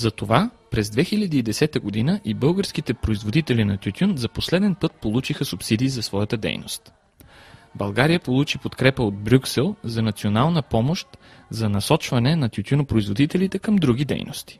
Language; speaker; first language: Bulgarian; native; Bulgarian